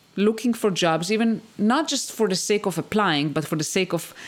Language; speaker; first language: English; non-native, fluent; Hebrew